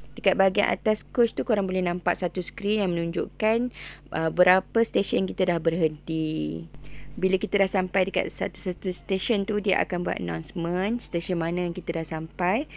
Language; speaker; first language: Malay; native; Malay